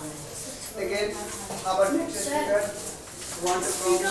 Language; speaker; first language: English; non-native, local second language; Hindi